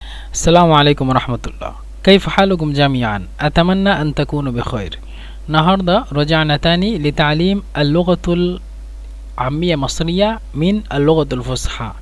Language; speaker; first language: Arabic; non-native, fluent; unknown